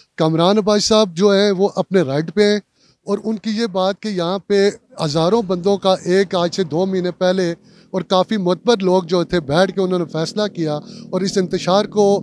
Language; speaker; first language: Urdu; non-native, local second language; Punjabi